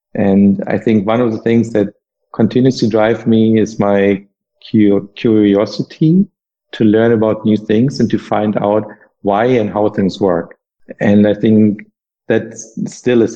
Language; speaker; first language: English; non-native, fluent; German